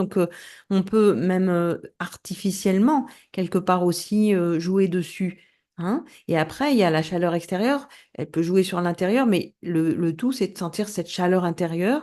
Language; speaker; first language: French; native; French